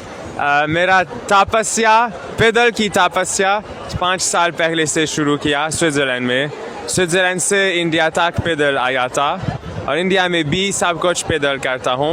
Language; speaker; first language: Hindi; non-native, learner; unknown